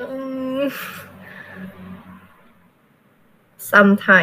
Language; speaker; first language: English; non-native, learner; Chinese